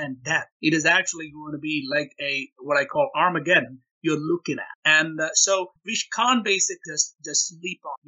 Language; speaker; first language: English; non-native, local second language; Malayalam